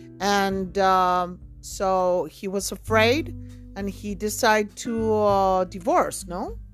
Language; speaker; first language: English; non-native, fluent; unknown